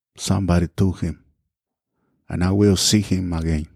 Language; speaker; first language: English; non-native, learner; Spanish